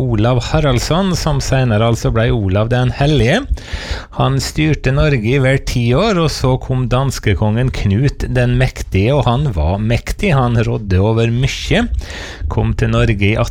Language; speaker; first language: Norwegian; native; Norwegian